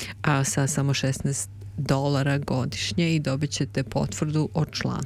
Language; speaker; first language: Serbian; native; Serbian